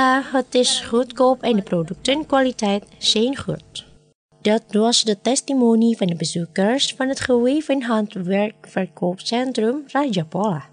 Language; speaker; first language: Dutch; non-native, fluent; Indonesian